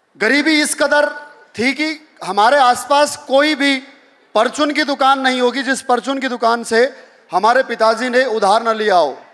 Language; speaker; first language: Hindi; native; Hindi